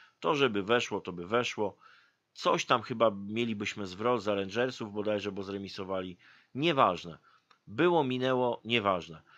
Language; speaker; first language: Polish; native; Polish